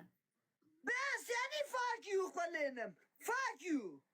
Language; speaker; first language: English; non-native, learner; Turkish